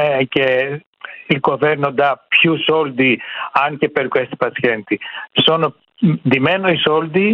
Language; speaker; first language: Italian; non-native, fluent; Greek